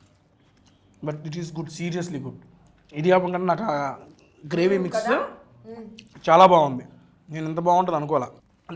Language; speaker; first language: Telugu; native; Telugu